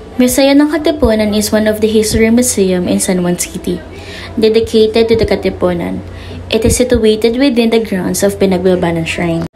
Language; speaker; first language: English; non-native, local second language; Filipino